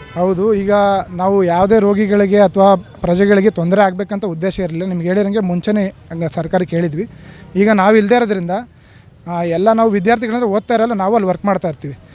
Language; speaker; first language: Kannada; native; Kannada